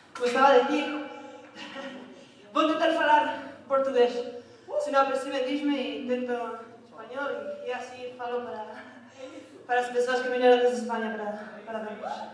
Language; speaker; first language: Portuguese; non-native, learner; Galician